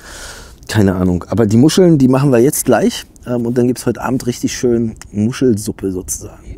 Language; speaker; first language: German; native; German